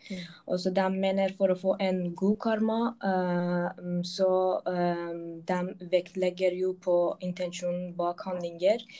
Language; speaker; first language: Norwegian; non-native, local second language; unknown